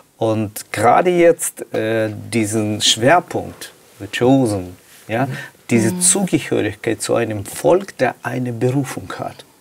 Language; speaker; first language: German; non-native, fluent; Russian